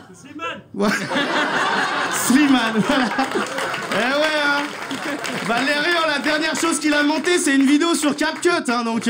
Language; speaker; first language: French; native; French